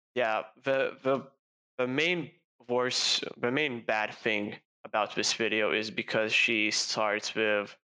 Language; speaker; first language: English; non-native, fluent; Lithuanian